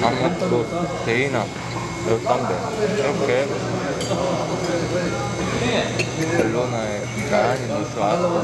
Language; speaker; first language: Portuguese; non-native, learner; Korean